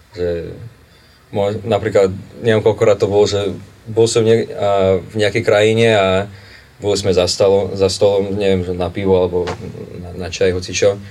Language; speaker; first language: Slovak; non-native, fluent; Russian